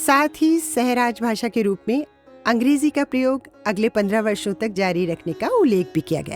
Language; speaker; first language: Hindi; native; Hindi